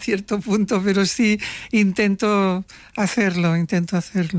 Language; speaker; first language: Spanish; non-native, local second language; Catalan